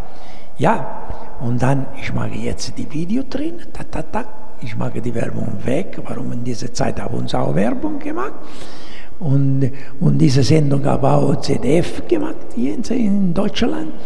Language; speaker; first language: German; non-native, learner; Italian